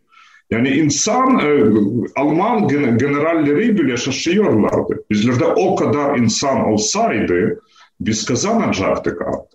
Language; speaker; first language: Turkish; non-native, fluent; Ukrainian